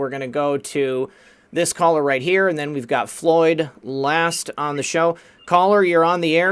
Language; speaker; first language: English; native; English